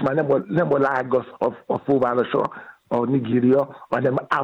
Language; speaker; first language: Hungarian; non-native, fluent; Yoruba